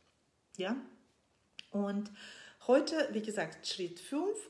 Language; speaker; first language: German; non-native, fluent; Russian